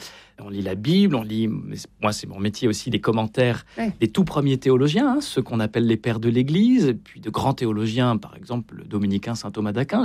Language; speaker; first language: French; native; French